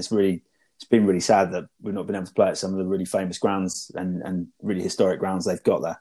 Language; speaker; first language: English; native; English